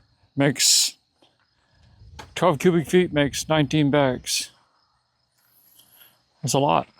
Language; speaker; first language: English; native; English